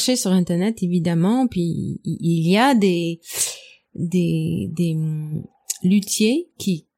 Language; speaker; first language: French; non-native, fluent; English